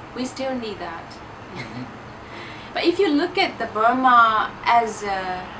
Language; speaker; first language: English; non-native, learner; Burmese